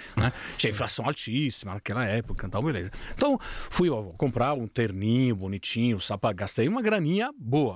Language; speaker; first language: Portuguese; non-native, fluent; Italian